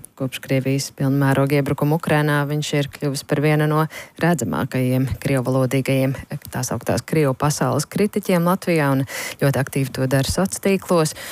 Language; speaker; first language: Latvian; native; Latvian